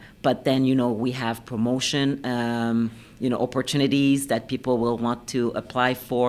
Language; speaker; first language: English; non-native, fluent; French